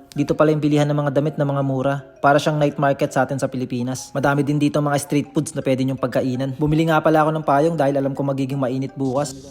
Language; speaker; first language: Filipino; native; Filipino